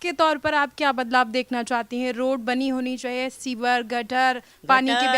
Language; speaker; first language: Hindi; native; Hindi